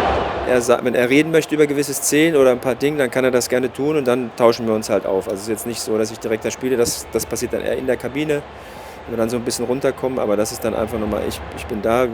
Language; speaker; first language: German; native; German